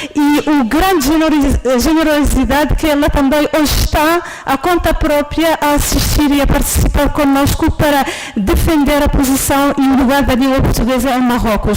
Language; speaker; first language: Portuguese; non-native, fluent; Arabic